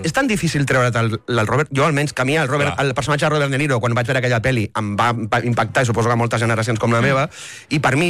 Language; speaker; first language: Catalan; native; Catalan